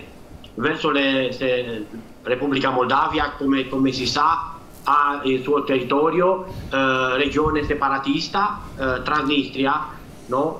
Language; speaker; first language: Italian; non-native, fluent; Romanian